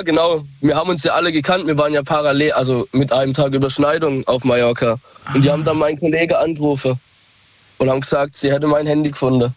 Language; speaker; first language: German; native; German